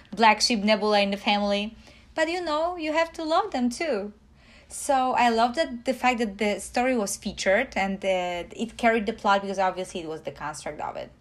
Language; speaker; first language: English; non-native, fluent; Polish